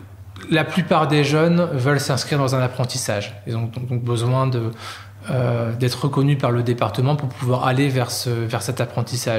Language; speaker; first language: French; native; French